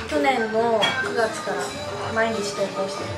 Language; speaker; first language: Japanese; native; Japanese